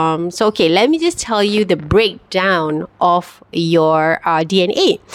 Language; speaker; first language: English; non-native, local second language; Malay